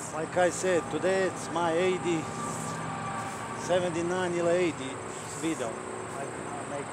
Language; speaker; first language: English; non-native, learner; Croatian